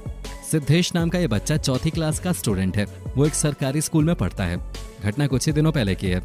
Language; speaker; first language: Hindi; native; Hindi